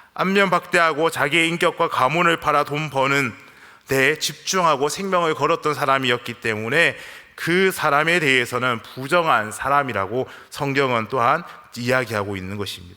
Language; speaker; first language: Korean; native; Korean